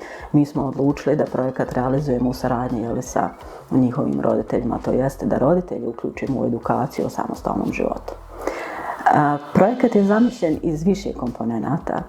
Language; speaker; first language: Bosnian; native; Bosnian